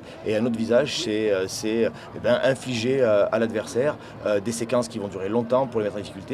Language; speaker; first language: French; native; French